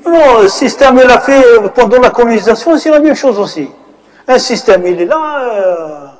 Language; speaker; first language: French; non-native, local second language; Arabic